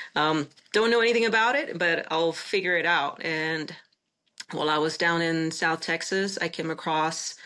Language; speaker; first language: English; non-native, fluent; Spanish